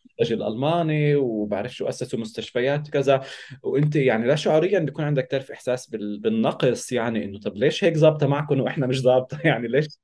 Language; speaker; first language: Arabic; native; Arabic